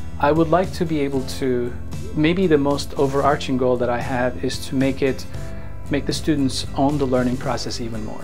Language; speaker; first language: English; non-native, fluent; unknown